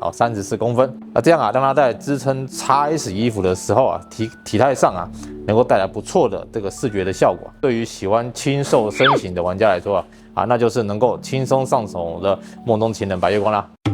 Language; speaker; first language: Chinese; native; Chinese